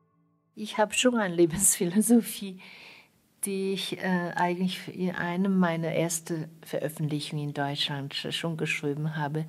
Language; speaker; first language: German; non-native, fluent; Chinese